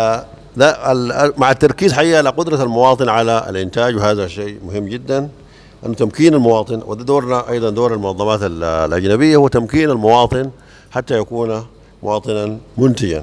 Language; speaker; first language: Arabic; native; Arabic